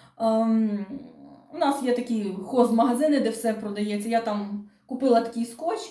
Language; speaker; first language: Ukrainian; non-native, local second language; Russian